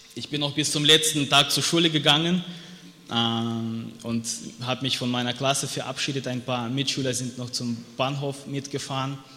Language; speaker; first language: German; non-native, fluent; Russian